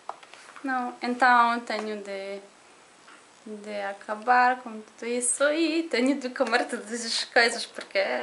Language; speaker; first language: Portuguese; non-native, learner; Polish